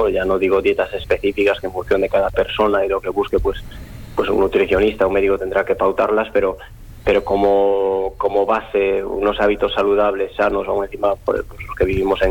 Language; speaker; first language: Spanish; native; Spanish